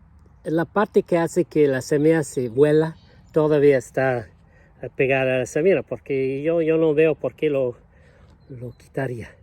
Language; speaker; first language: Spanish; non-native, fluent; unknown